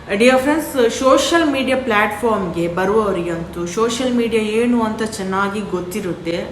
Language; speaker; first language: Kannada; non-native, local second language; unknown